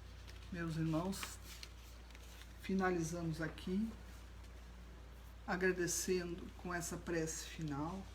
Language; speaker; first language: Portuguese; native; Portuguese